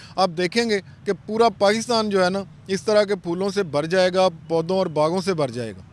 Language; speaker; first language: Urdu; non-native, local second language; Punjabi